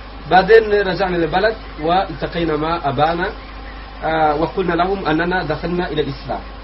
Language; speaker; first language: Arabic; non-native, fluent; Kinyarwanda